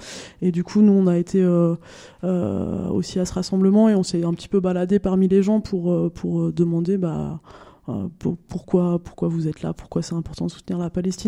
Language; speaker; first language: French; native; French